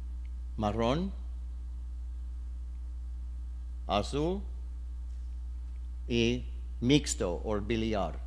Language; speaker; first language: Spanish; non-native, learner; English